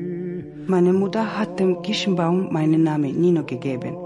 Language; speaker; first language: German; non-native, learner; Georgian